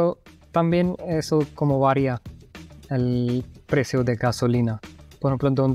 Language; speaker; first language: Spanish; non-native, fluent; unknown